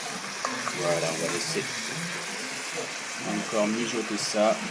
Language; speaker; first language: French; native; French